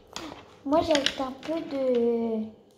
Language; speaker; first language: French; early bilingual, other home language; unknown